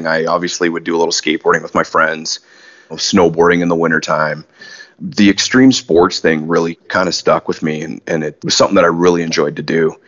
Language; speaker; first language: English; native; English